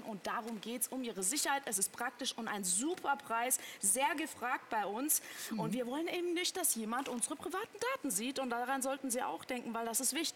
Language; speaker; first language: German; native; German